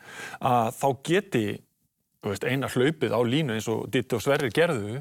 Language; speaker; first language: Icelandic; native; Icelandic